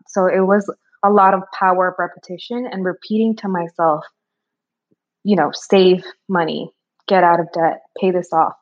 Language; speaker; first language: English; early bilingual, other home language; Spanish